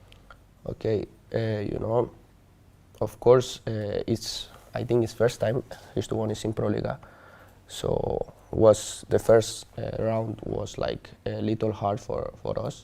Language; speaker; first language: English; non-native, learner; Spanish